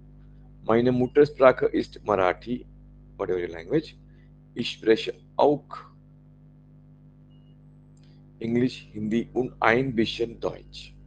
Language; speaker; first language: German; non-native, learner; Marathi